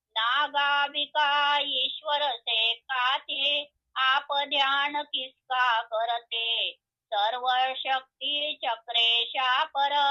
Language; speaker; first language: Hindi; non-native, local second language; Marathi